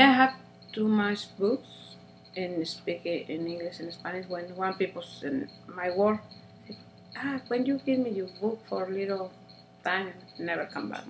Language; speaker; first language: English; non-native, learner; Spanish